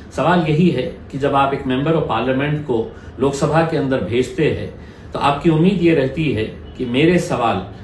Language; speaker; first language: Urdu; native; Urdu